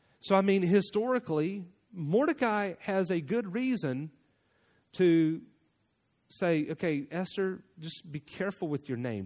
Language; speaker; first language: English; native; English